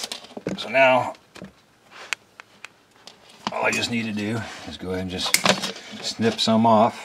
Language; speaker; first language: English; native; English